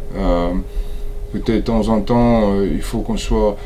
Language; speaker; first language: French; non-native, fluent; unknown